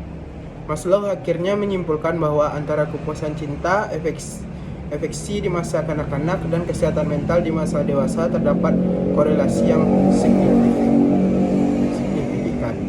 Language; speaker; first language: Indonesian; native; Indonesian